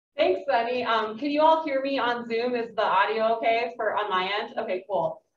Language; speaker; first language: English; native; English